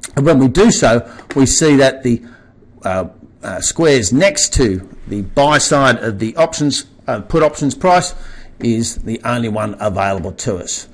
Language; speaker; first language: English; native; English